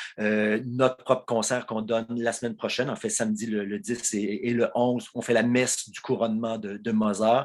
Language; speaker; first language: French; native; French